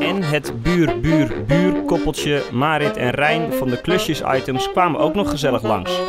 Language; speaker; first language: Dutch; native; Dutch